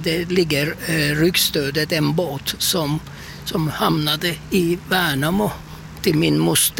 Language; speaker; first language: Swedish; non-native, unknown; Turkish